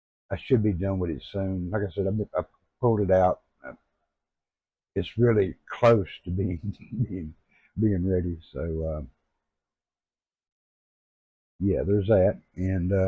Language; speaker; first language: English; native; English